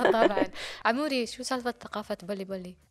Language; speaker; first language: Arabic; native; Arabic